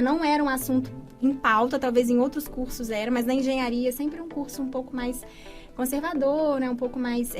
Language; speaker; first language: Portuguese; native; Portuguese